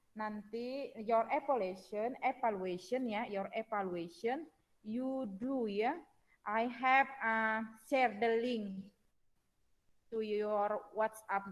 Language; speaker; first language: English; non-native, learner; Indonesian